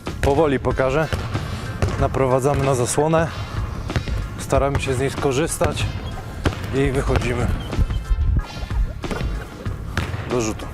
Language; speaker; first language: Polish; native; Polish